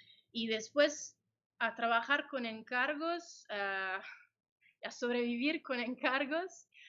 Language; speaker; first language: Spanish; non-native, fluent; Italian